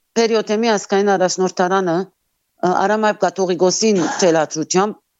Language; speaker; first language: Armenian; early bilingual, heritage; Armenian